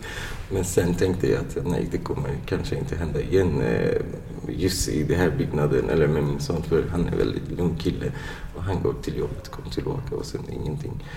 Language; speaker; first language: Swedish; non-native, fluent; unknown